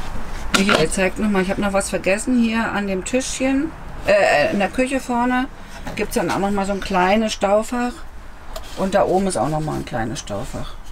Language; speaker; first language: German; native; German